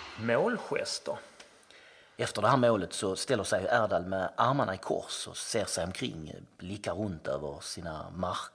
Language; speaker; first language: Swedish; native; Swedish